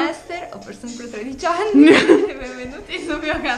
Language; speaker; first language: Italian; native; Italian